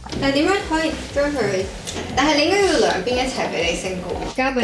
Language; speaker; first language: Cantonese; native; Cantonese